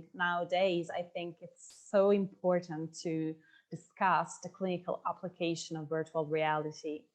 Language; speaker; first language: English; non-native, fluent; Italian